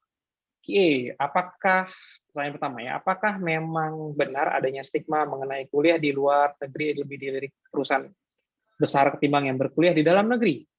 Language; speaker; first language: Indonesian; native; Indonesian